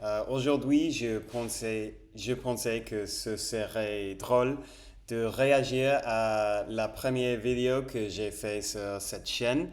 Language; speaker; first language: French; non-native, fluent; Spanish